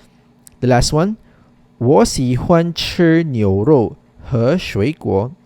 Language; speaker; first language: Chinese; non-native, fluent; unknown